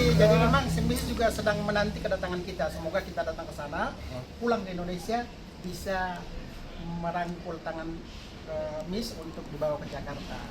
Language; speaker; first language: Indonesian; native; Indonesian